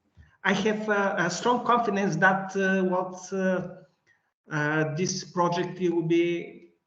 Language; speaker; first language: English; non-native, learner; Bulgarian